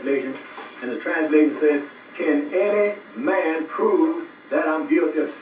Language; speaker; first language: English; native; English